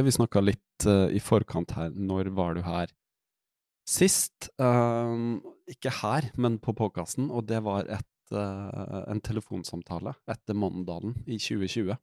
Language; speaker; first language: Norwegian; native; Norwegian